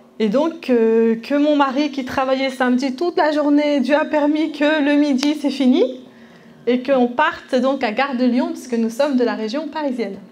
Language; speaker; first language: French; early bilingual, other home language; Spanish